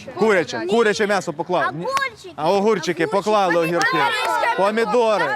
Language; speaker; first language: Ukrainian; non-native, local second language; Russian